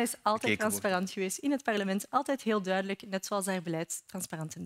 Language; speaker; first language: Dutch; native; Dutch